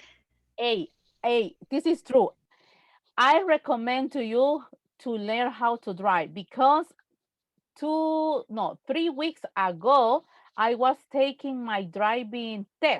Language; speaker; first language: English; non-native, fluent; Spanish